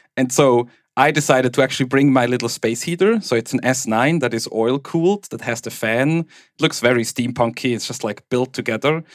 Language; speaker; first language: English; non-native, fluent; German